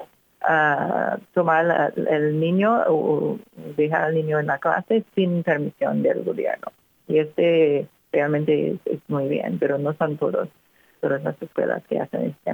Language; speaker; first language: Spanish; non-native, fluent; English